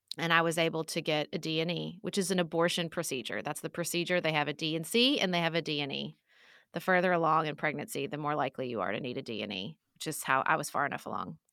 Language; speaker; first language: English; native; English